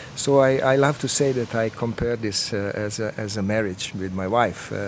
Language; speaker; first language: English; non-native, fluent; Croatian